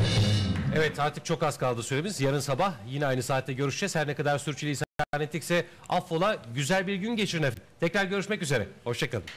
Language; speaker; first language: Turkish; native; Turkish